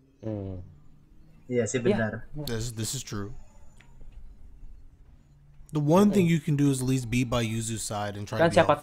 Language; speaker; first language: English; non-native, fluent; Indonesian